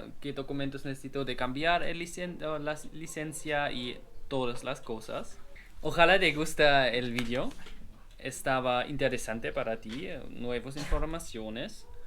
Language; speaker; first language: Spanish; non-native, learner; German